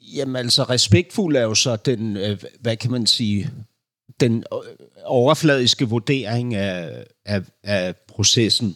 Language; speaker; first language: Danish; early bilingual, other home language; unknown